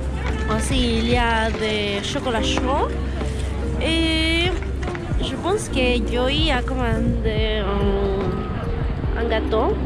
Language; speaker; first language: French; non-native, learner; Spanish